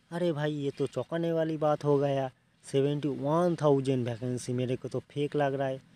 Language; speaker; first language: Hindi; non-native, local second language; Bangla